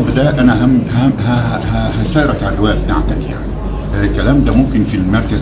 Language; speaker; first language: Arabic; native; Arabic